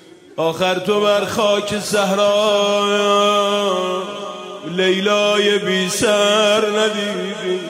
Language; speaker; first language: Persian; native; Persian